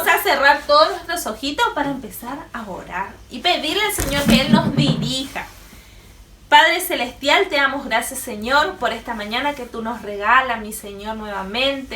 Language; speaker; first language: Spanish; native; Spanish